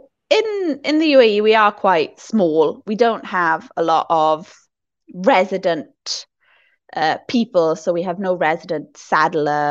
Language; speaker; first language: English; native; English